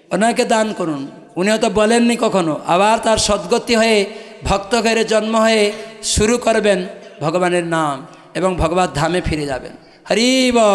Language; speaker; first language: Bangla; non-native, fluent; Odia